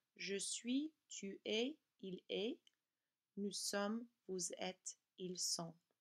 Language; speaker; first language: French; non-native, fluent; English